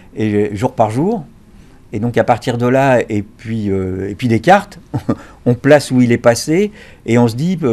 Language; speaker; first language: French; native; French